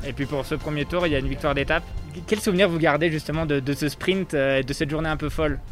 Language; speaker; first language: French; native; French